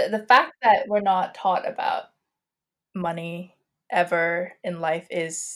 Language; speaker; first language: English; native; English